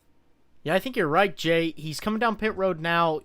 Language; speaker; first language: English; native; English